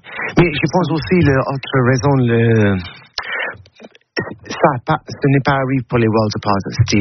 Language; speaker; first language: French; non-native, learner; English